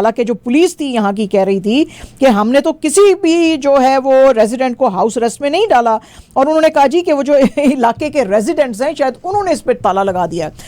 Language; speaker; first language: Urdu; non-native, local second language; Punjabi